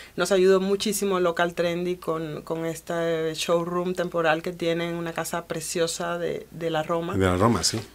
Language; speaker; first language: Spanish; native; Spanish